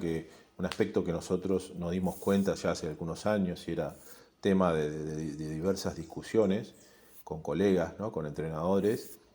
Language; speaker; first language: Spanish; native; Spanish